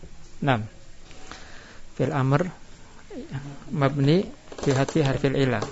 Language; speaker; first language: Arabic; non-native, fluent; Indonesian